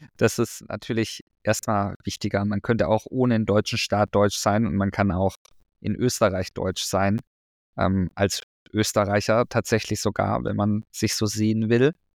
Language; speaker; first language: German; native; German